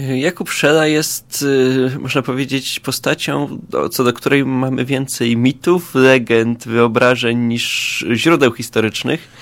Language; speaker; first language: Polish; native; Polish